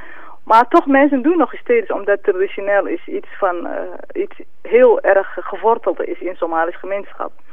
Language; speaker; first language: Dutch; non-native, fluent; Somali